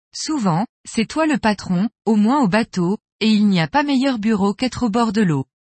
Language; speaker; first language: French; non-native, fluent; Spanish